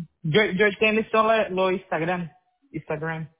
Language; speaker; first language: Spanish; non-native, learner; Portuguese